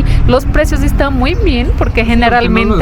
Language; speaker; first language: Spanish; non-native, fluent; Portuguese